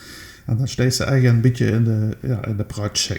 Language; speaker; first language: Dutch; native; Dutch